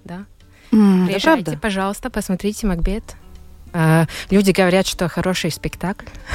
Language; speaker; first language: Russian; non-native, local second language; Latvian